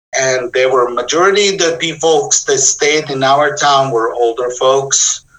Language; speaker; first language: English; non-native, fluent; Bosnian